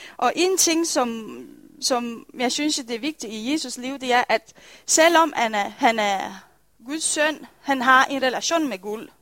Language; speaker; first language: Danish; non-native, fluent; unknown